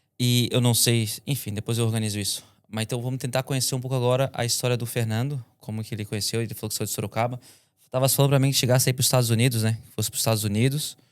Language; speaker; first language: Portuguese; native; Portuguese